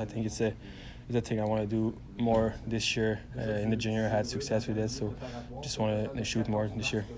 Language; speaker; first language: English; non-native, fluent; French